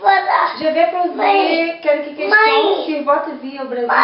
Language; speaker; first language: French; non-native, learner; Portuguese